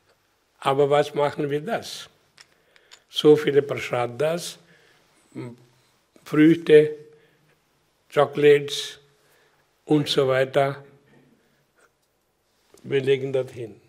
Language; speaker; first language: German; non-native, learner; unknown